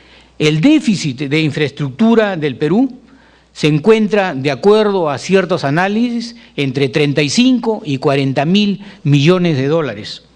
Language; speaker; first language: Spanish; native; Spanish